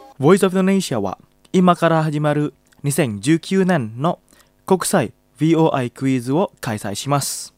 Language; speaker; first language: Japanese; non-native, fluent; Indonesian